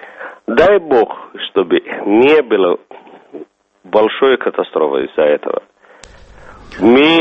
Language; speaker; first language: Russian; non-native, fluent; Somali